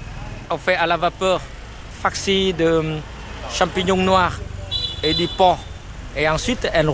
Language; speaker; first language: French; non-native, fluent; Vietnamese